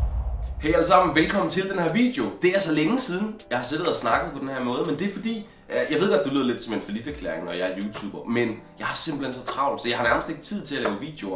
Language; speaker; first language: Danish; native; Danish